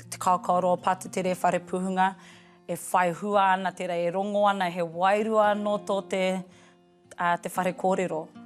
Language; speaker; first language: Māori; non-native, local second language; English